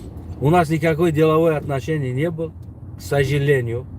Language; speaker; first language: Russian; non-native, local second language; Tajik